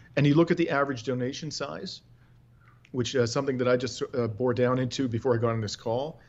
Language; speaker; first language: English; native; English